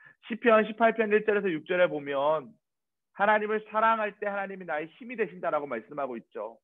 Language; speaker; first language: Korean; native; Korean